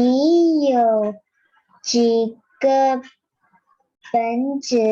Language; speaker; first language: Chinese; non-native, learner; Indonesian